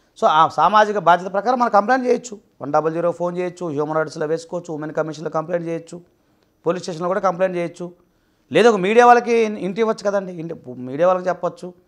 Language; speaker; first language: Telugu; native; Telugu